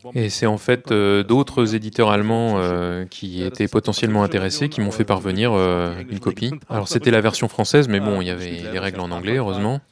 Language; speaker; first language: French; non-native, fluent; German